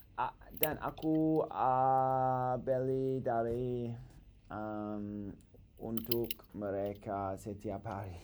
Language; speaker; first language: Indonesian; non-native, learner; English